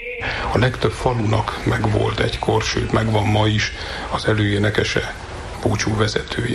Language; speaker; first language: Hungarian; native; Hungarian